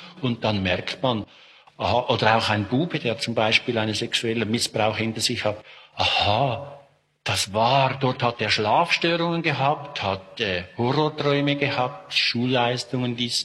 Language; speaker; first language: German; native; German